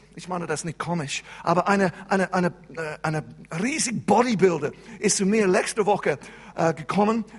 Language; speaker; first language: German; non-native, fluent; English